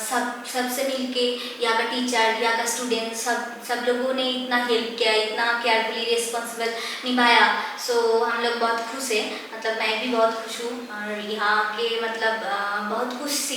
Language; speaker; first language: Hindi; non-native, local second language; Bangla